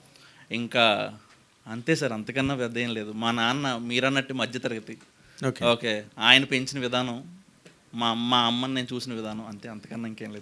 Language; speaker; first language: Telugu; native; Telugu